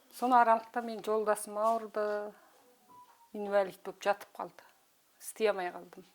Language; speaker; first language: Kazakh; native; Kazakh